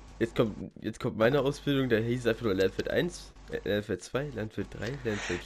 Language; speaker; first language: German; native; German